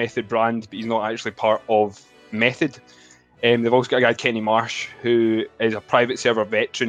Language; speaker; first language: English; native; English